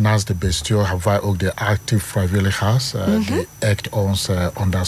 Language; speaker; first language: Dutch; non-native, fluent; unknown